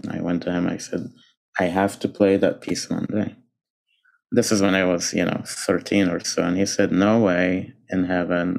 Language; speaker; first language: English; non-native, fluent; Arabic